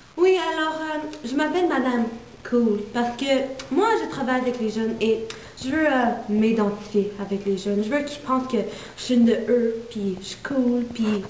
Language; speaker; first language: French; non-native, local second language; English